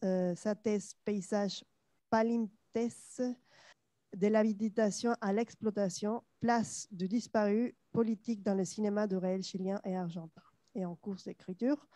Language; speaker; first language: French; non-native, fluent; Spanish